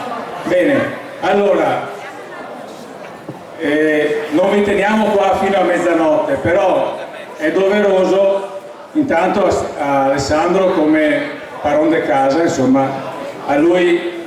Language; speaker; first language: Italian; native; Italian